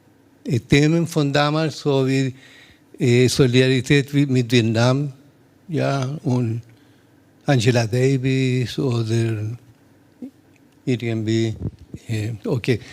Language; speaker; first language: German; non-native, learner; Spanish